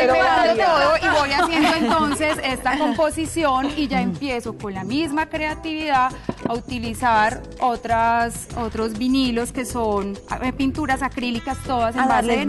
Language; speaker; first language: Spanish; native; Spanish